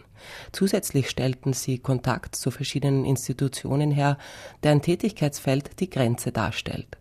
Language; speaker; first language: German; native; German